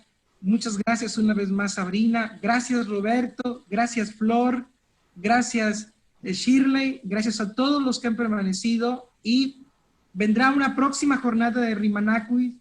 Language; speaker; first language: Spanish; native; Spanish